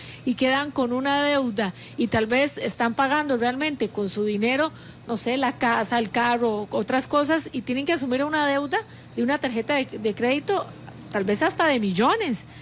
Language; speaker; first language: Spanish; native; Spanish